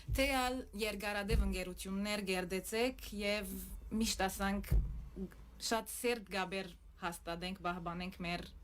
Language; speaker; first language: Armenian; native; Armenian